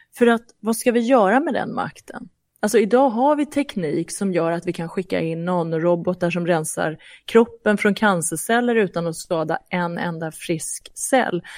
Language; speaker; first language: Swedish; early bilingual, other home language; Persian